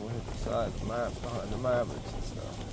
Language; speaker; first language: English; native; English